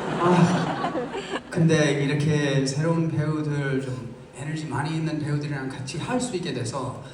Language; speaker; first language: Korean; non-native, fluent; English